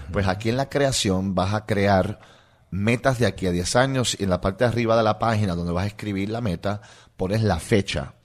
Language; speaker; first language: Spanish; non-native, local second language; English